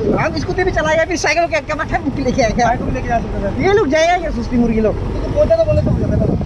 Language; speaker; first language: Hindi; non-native, local second language; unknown